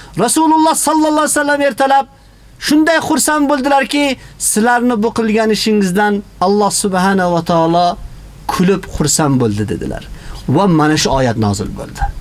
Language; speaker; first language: Uzbek; native; Uzbek